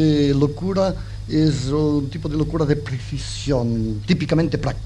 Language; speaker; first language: Spanish; non-native, local second language; Catalan